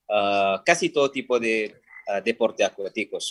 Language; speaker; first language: Spanish; non-native, fluent; Sinhala